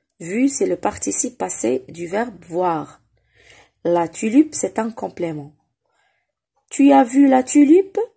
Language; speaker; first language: French; non-native, local second language; Arabic